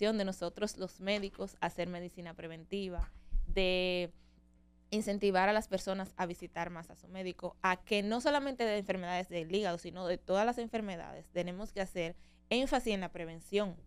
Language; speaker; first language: Spanish; native; Spanish